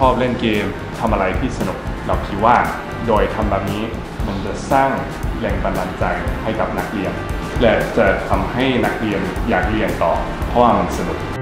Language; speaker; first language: Thai; non-native, fluent; English